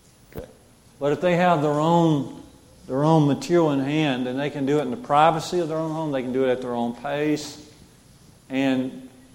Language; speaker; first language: English; native; English